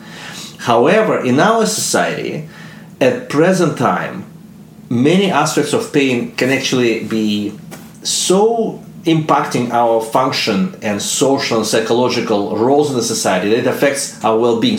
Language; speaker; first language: English; non-native, fluent; Russian